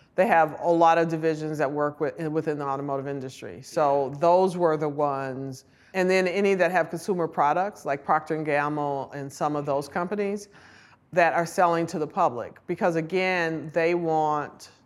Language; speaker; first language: English; native; English